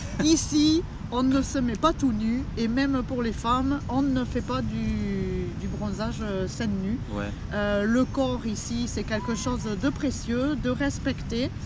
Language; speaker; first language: French; native; French